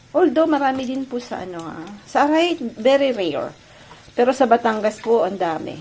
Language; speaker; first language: Filipino; non-native, local second language; Bikol